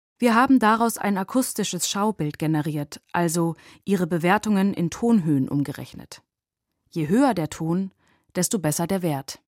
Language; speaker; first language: German; native; German